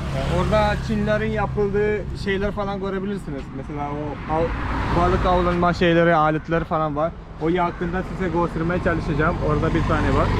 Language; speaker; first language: Turkish; non-native, fluent; Malayalam